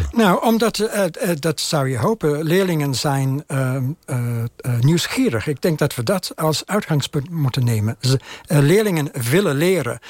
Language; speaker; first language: Dutch; non-native, fluent; English